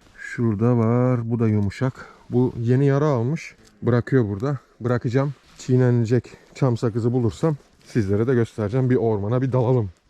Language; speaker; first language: Turkish; early bilingual, heritage; Turkish